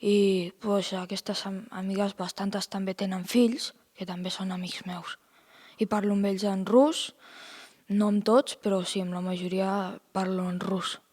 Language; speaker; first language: Catalan; early bilingual, heritage; Russian